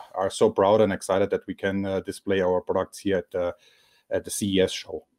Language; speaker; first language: English; non-native, fluent; German